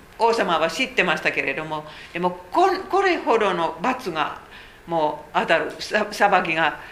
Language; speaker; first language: Japanese; non-native, fluent; Finnish